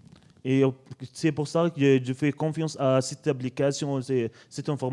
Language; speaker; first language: French; non-native, learner; Arabic